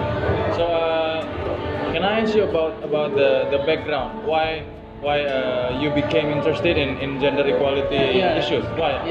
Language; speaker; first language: English; non-native, fluent; Indonesian